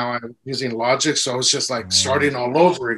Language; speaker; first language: English; native; English